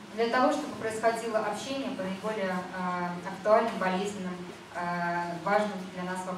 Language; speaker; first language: Russian; native; Russian